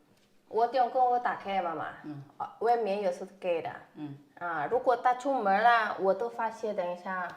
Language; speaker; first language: Chinese; non-native, learner; Indonesian